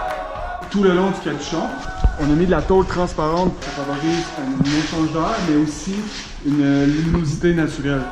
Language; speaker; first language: French; native; French